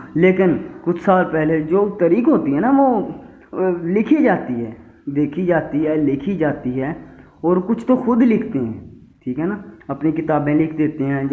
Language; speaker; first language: Urdu; non-native, local second language; Punjabi